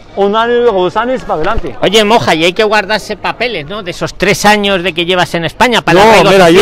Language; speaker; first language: Spanish; non-native, fluent; Arabic